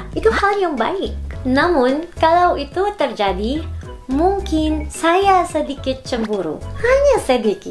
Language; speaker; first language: Indonesian; non-native, fluent; Filipino